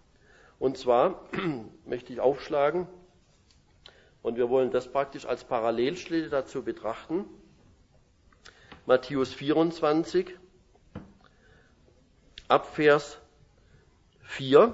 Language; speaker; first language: German; native; German